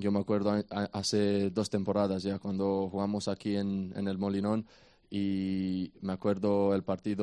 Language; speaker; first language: Spanish; non-native, fluent; Romanian